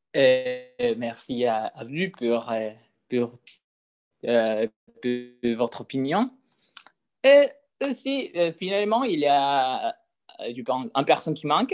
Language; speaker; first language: French; non-native, learner; Spanish